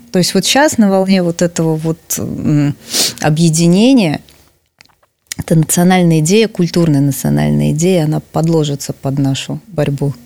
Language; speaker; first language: Russian; native; Russian